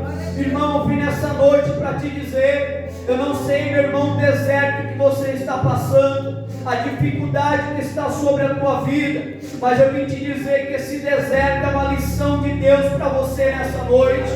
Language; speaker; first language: Portuguese; native; Portuguese